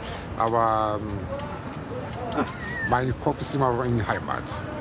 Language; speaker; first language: German; non-native, fluent; Turkish